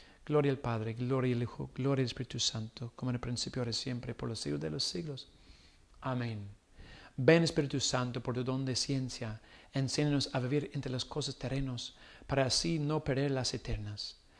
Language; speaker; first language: Spanish; non-native, fluent; English